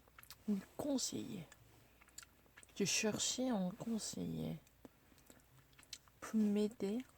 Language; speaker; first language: French; non-native, learner; Korean